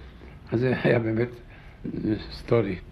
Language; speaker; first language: Hebrew; non-native, fluent; German